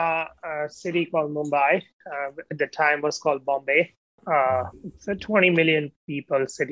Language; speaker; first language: English; non-native, local second language; Gujarati